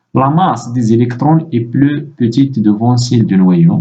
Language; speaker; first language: French; non-native, local second language; Arabic